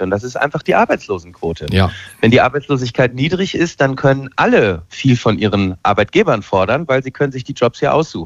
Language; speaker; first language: German; native; German